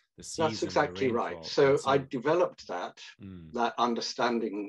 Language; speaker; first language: English; native; English